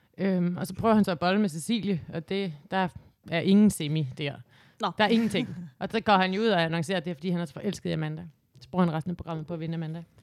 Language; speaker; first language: Danish; native; Danish